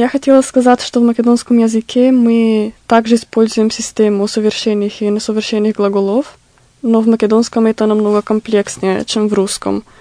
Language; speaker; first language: Russian; non-native, fluent; Macedonian